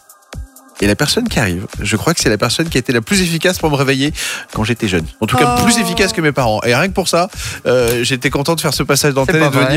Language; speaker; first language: French; native; French